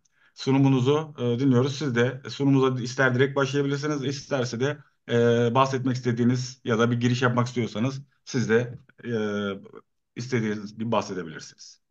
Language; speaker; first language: Turkish; native; Turkish